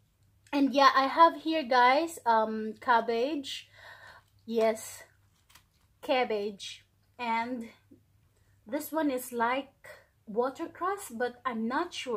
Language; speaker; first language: English; non-native, local second language; Filipino